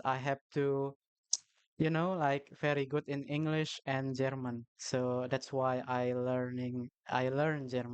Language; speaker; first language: English; non-native, learner; Indonesian